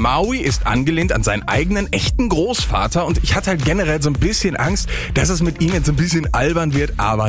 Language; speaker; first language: German; native; German